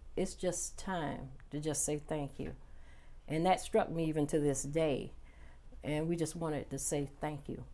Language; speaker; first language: English; native; English